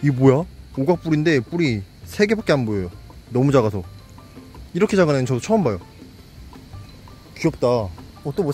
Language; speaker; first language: Korean; native; Korean